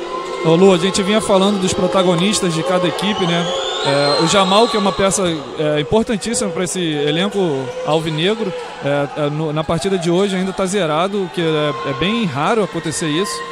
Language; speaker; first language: Portuguese; native; Portuguese